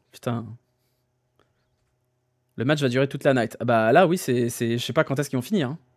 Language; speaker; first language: French; native; French